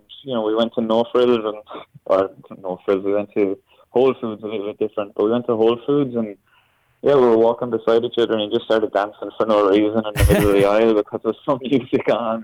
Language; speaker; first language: English; native; English